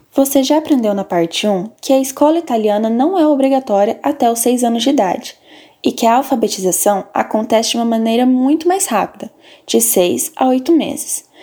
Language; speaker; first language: Portuguese; native; Portuguese